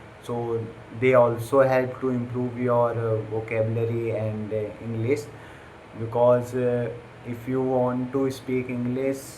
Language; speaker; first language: English; non-native, learner; Hindi